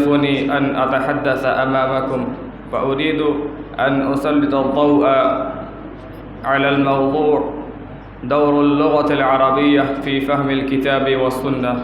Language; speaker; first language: Arabic; non-native, fluent; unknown